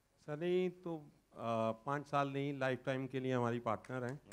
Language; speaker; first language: Hindi; native; Hindi